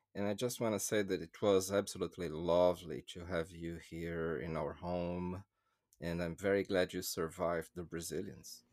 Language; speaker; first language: English; non-native, fluent; Portuguese